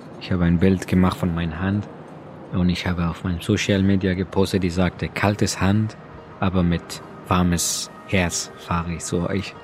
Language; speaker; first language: German; non-native, learner; Persian